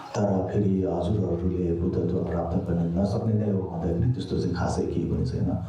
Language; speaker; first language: Nepali; non-native, local second language; Tibetan